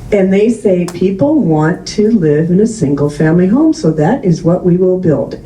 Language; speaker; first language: English; native; English